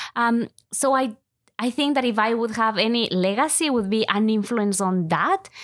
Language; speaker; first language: English; non-native, fluent; Spanish